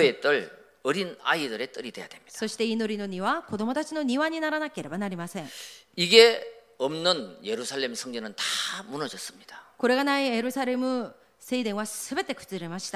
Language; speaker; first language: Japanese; non-native, fluent; Korean